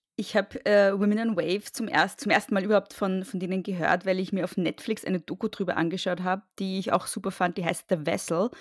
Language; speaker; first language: German; native; German